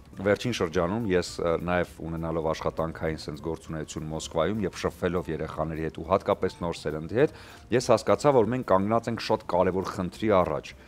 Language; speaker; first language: Armenian; native; Armenian